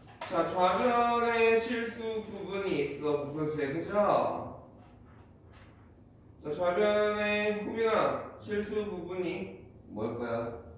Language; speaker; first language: Korean; native; Korean